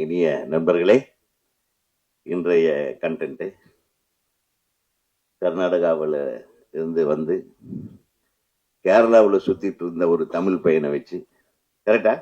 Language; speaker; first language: Tamil; native; Tamil